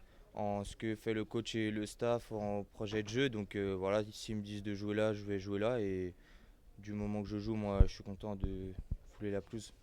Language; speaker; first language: French; native; French